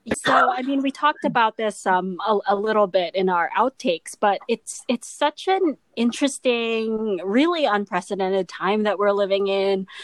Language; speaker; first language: English; non-native, local second language; Filipino